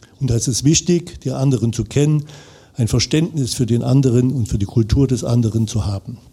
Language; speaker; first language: German; native; German